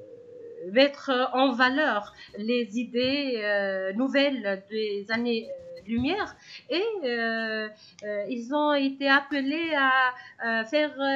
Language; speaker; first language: French; non-native, local second language; Arabic